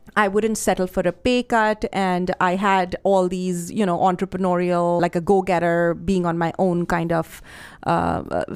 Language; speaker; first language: English; non-native, local second language; Punjabi